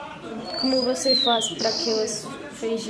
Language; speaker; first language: Portuguese; non-native, learner; Spanish